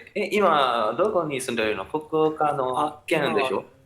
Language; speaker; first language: Japanese; non-native, learner; Malay